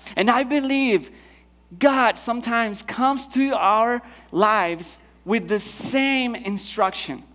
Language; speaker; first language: English; non-native, fluent; Spanish